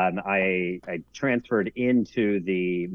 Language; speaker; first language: English; native; English